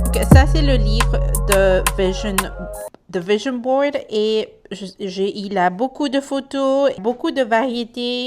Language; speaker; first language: French; non-native, fluent; Spanish